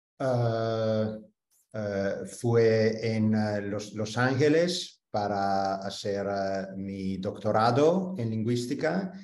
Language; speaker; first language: Spanish; non-native, fluent; Italian